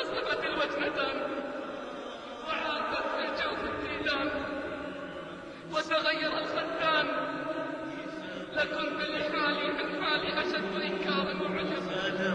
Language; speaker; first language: Arabic; native; Arabic